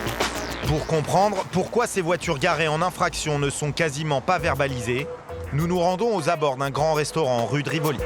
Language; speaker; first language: French; native; French